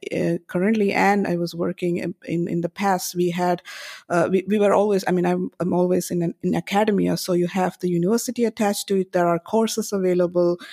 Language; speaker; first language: English; non-native, local second language; Malayalam